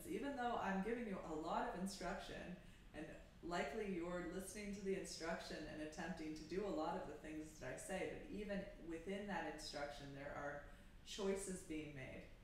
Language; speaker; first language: English; native; English